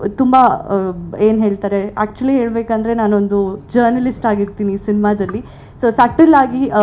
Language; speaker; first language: Kannada; non-native, local second language; Tulu